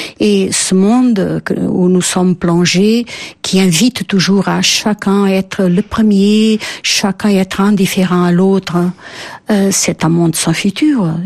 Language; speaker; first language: French; non-native, fluent; Portuguese